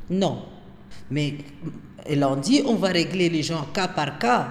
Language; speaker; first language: French; non-native, local second language; Arabic